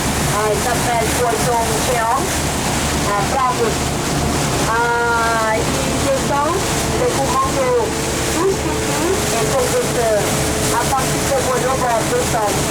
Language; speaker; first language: French; non-native, learner; Thai